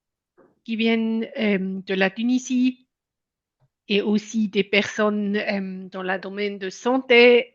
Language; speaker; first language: French; non-native, local second language; German